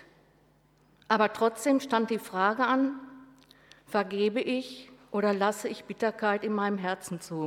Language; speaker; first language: German; native; German